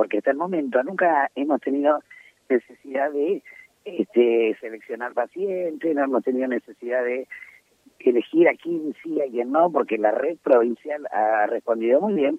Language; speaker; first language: Spanish; native; Spanish